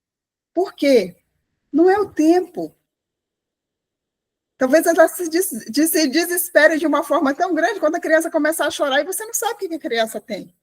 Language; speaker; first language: Portuguese; native; Portuguese